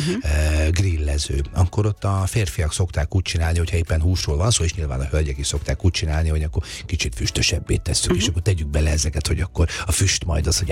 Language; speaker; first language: Hungarian; native; Hungarian